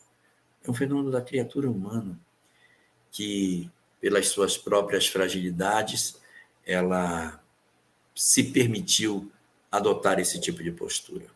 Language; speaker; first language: Portuguese; native; Portuguese